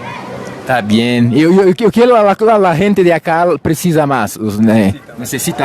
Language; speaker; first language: Spanish; non-native, learner; Portuguese